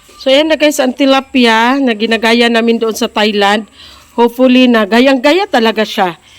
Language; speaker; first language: Filipino; non-native, local second language; Cebuano